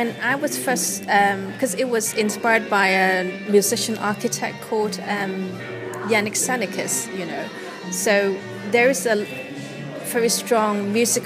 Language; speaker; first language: English; non-native, local second language; Cantonese